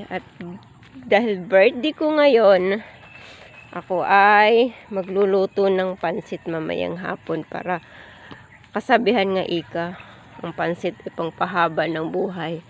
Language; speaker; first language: Filipino; non-native, local second language; Cebuano